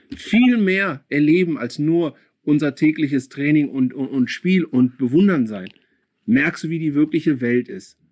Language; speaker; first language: German; early bilingual, other home language; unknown